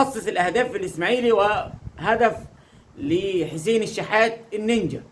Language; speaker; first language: Arabic; native; Arabic